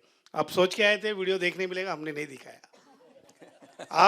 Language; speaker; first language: Hindi; native; Hindi